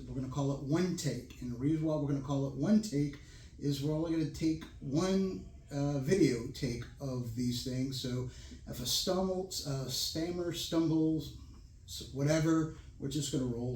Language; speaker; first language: English; native; English